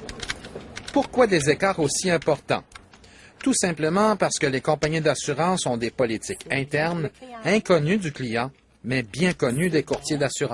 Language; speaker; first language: French; native; French